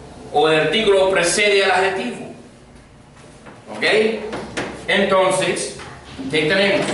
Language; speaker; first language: Spanish; non-native, fluent; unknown